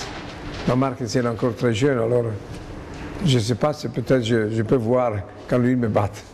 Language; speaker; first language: French; non-native, fluent; Italian